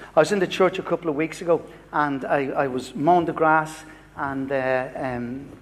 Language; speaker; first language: English; native; English